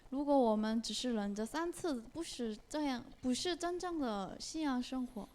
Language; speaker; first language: Chinese; non-native, fluent; Korean